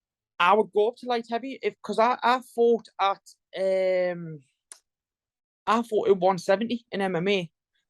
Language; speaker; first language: English; native; English